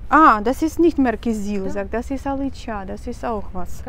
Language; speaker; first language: German; non-native, fluent; Russian